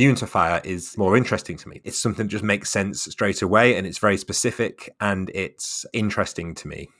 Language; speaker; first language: English; native; English